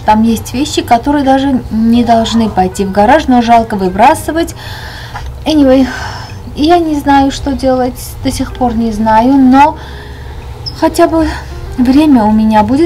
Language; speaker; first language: Russian; non-native, fluent; Armenian